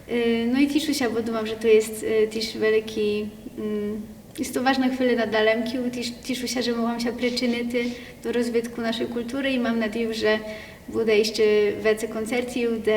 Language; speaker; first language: Polish; non-native, local second language; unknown